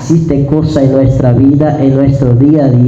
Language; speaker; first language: Spanish; native; Spanish